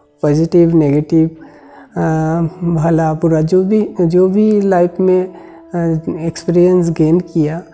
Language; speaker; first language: Hindi; non-native, local second language; Bangla